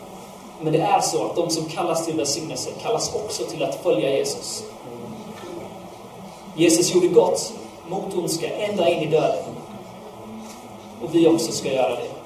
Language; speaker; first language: Swedish; non-native, fluent; English